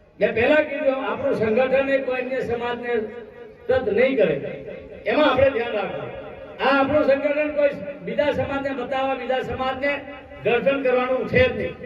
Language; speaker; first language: Gujarati; native; Gujarati